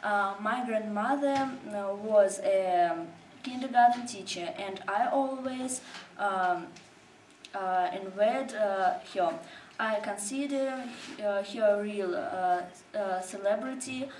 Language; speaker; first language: English; non-native, learner; Russian